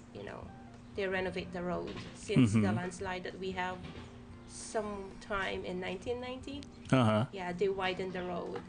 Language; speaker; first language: English; non-native, local second language; Iloko